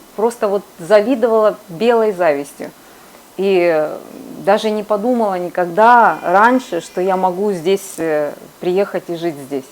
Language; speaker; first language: Russian; native; Russian